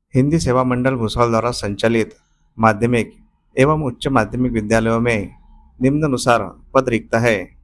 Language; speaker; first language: Hindi; non-native, local second language; Marathi